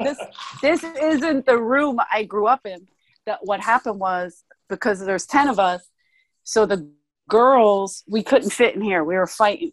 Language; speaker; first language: English; native; English